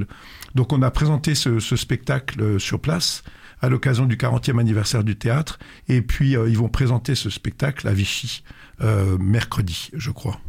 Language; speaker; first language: French; native; French